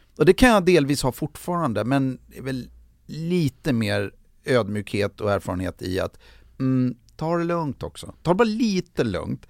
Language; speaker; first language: Swedish; native; Swedish